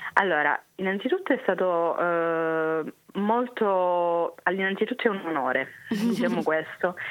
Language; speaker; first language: Italian; native; Italian